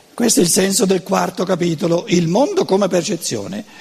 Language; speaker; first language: Italian; non-native, local second language; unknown